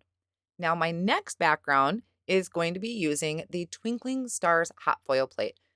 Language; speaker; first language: English; native; English